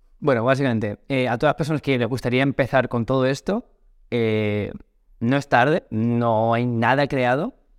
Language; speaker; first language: Spanish; early bilingual, other home language; Portuguese